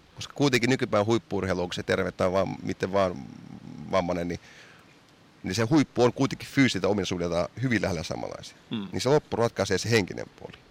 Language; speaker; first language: Finnish; early bilingual, heritage; Finnish